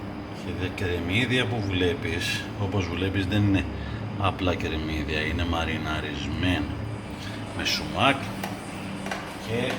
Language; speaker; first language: Greek; non-native, learner; Persian